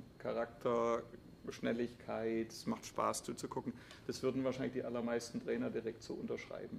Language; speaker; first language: German; native; German